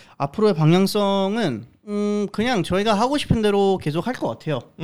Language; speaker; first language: Korean; early bilingual, heritage; Korean